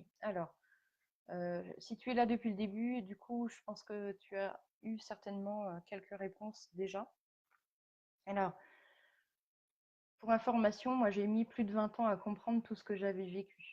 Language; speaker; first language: French; native; French